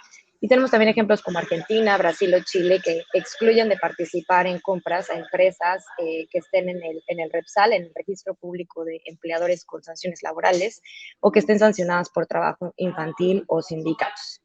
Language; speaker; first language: Spanish; native; Spanish